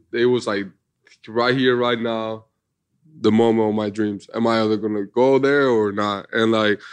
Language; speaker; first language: English; early bilingual, other home language; Spanish